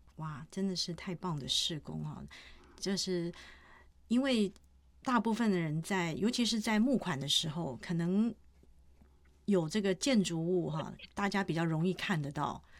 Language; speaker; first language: Chinese; native; Chinese